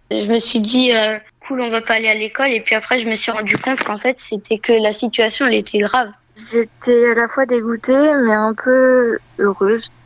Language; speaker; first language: French; native; French